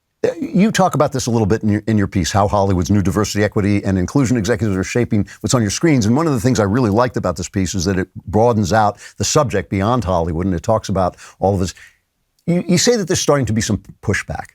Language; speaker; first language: English; native; English